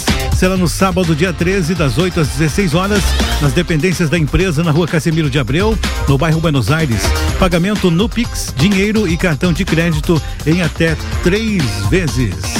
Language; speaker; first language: Portuguese; native; Portuguese